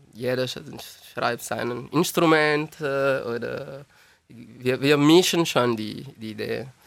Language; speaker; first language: German; non-native, learner; Italian